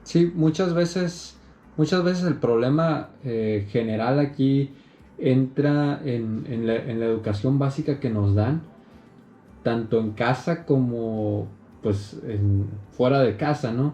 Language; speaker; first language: Spanish; native; Spanish